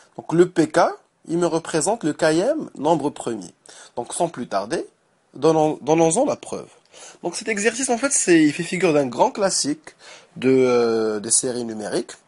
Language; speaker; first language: French; non-native, local second language; Arabic